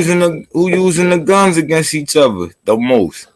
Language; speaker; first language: English; native; English